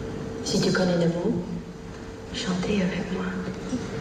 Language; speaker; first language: French; non-native, learner; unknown